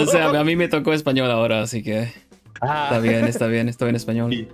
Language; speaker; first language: Spanish; non-native, learner; Dutch